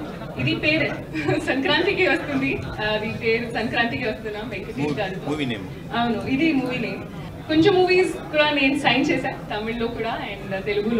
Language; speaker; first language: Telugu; non-native, learner; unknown